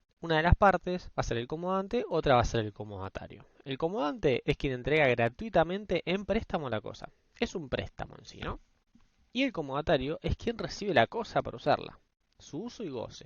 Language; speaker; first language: Spanish; native; Spanish